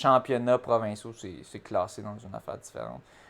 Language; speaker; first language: French; native; French